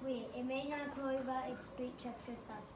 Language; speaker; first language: French; non-native, learner; English